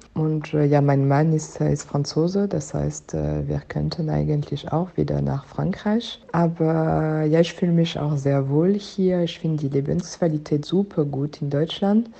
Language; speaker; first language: German; non-native, fluent; French